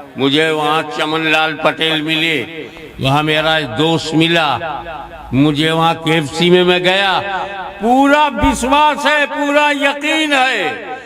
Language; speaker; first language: Hindi; native; Hindi